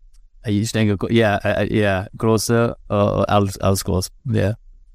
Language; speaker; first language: German; non-native, learner; English